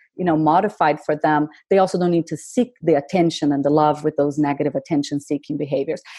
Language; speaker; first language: English; non-native, fluent; Portuguese